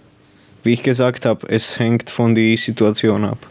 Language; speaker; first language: German; non-native, local second language; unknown